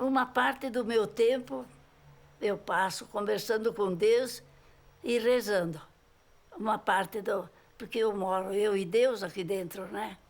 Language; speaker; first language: Portuguese; non-native, local second language; Italian